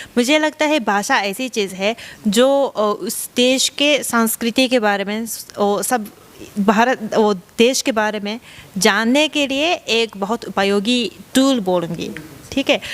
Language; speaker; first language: Hindi; non-native, fluent; Japanese